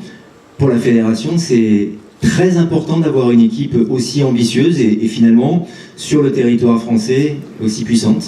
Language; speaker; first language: French; native; French